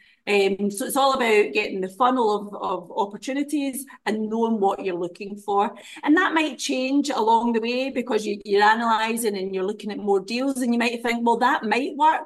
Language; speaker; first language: English; native; English